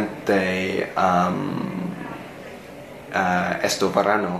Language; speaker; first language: Spanish; non-native, learner; English